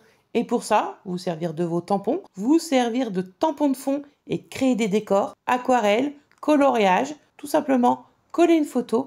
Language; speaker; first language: French; native; French